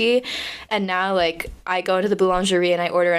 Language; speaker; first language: English; native; English